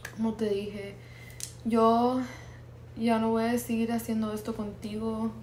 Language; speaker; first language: Spanish; early bilingual, heritage; Spanish